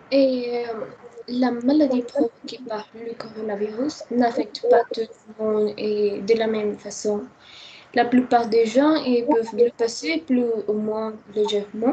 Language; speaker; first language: French; non-native, learner; Spanish